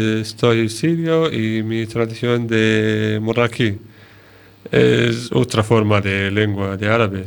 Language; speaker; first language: Spanish; non-native, learner; Arabic